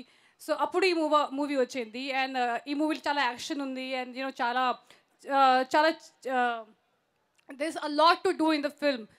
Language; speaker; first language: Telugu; non-native, learner; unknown